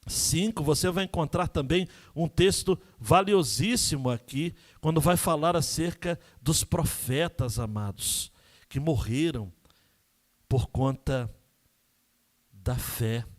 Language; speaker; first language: Portuguese; native; Portuguese